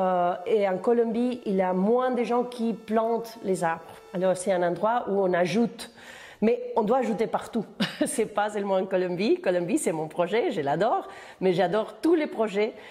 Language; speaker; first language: French; non-native, fluent; Spanish